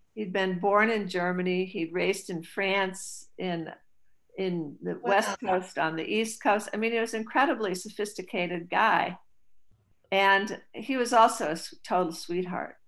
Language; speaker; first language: English; native; English